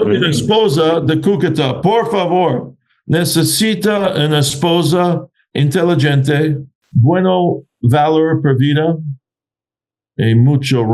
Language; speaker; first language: Spanish; non-native, learner; English